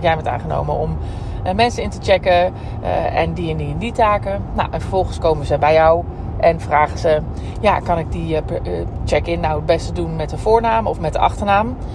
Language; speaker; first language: Dutch; native; Dutch